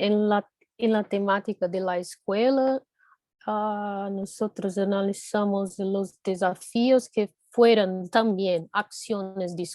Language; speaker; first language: Spanish; non-native, fluent; Portuguese